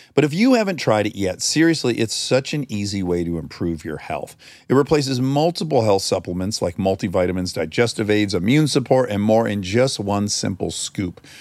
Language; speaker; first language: English; native; English